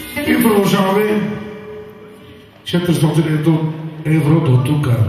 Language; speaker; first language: Bulgarian; non-native, local second language; Turkish